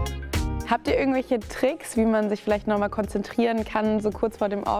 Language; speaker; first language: German; native; German